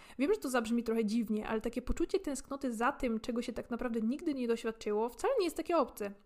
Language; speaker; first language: Polish; native; Polish